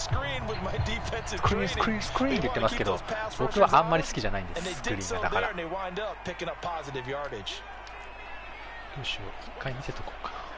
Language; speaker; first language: Japanese; native; Japanese